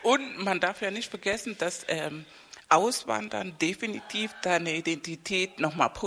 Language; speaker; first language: German; non-native, fluent; Spanish